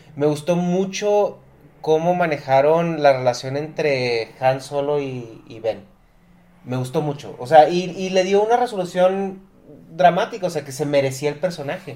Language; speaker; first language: Spanish; native; Spanish